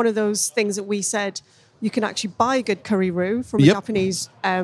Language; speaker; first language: English; native; English